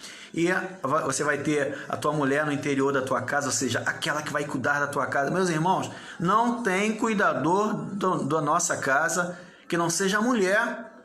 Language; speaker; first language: Portuguese; native; Portuguese